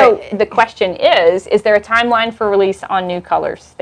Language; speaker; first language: English; native; English